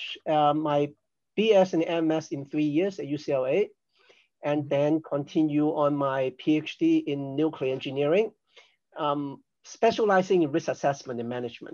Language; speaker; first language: English; non-native, local second language; Cantonese